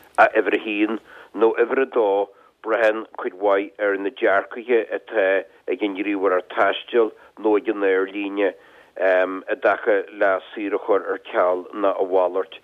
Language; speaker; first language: Irish; native; Irish